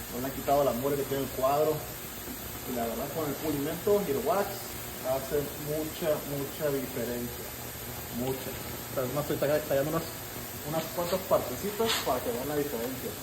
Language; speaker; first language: Spanish; early bilingual, heritage; Spanish